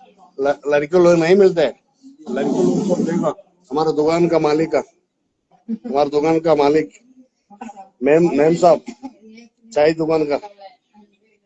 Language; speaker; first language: Hindi; non-native, local second language; Tibetan